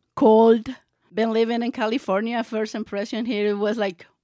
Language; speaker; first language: English; non-native, learner; Spanish